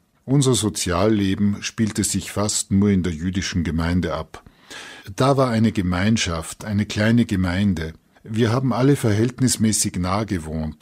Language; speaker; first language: German; native; German